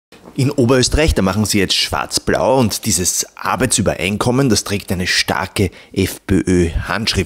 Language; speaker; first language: German; native; German